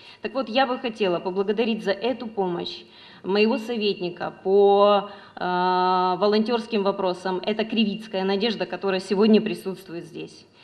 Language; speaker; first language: Russian; native; Russian